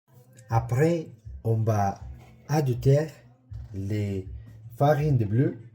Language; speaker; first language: French; non-native, learner; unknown